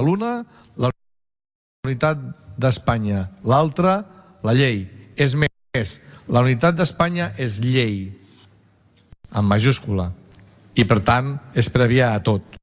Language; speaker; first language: Catalan; native; Catalan